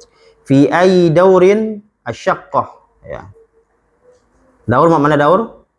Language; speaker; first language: Arabic; non-native, fluent; Indonesian